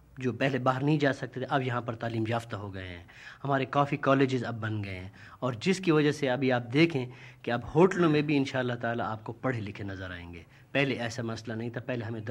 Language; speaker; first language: Urdu; non-native, local second language; Saraiki